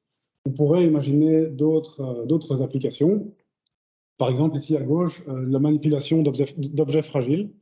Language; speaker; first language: French; native; French